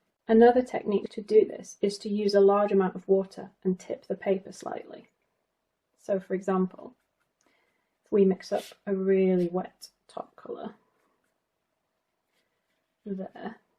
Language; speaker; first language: English; native; English